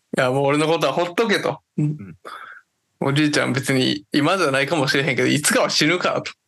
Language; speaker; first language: Japanese; native; Japanese